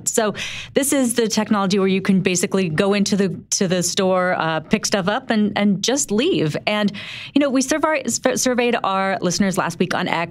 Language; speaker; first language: English; native; English